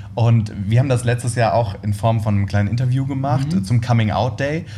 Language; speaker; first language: German; native; German